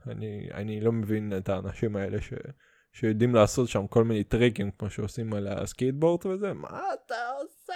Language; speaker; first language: Hebrew; non-native, fluent; Russian